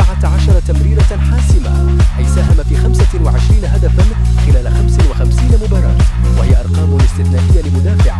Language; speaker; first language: Arabic; native; Arabic